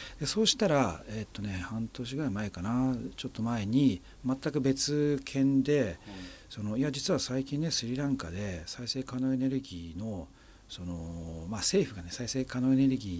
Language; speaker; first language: Japanese; native; Japanese